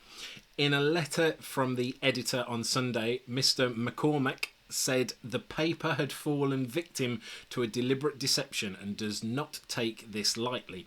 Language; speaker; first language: English; native; English